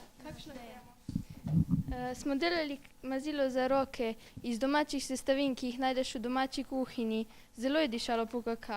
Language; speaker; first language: Slovenian; early bilingual, other home language; Serbian